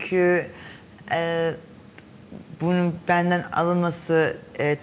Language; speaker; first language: Turkish; early bilingual, heritage; Turkish